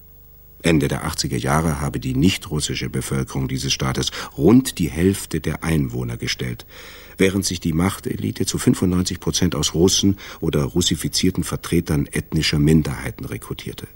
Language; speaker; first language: German; native; German